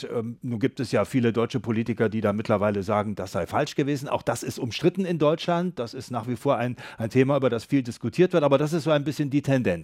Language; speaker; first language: German; native; German